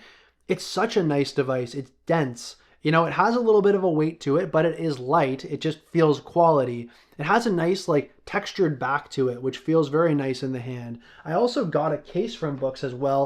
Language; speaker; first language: English; native; English